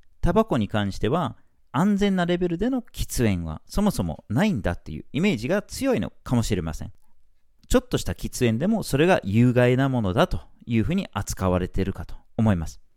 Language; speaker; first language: Japanese; non-native, fluent; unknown